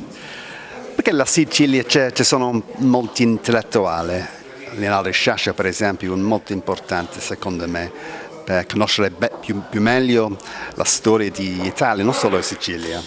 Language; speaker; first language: Italian; non-native, learner; English